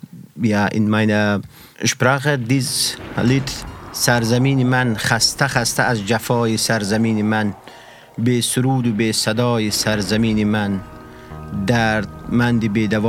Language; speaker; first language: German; non-native, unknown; Persian